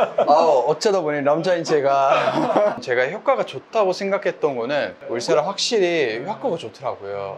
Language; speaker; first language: Korean; non-native, fluent; Italian